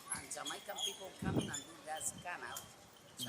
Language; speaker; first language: English; non-native, learner; Spanish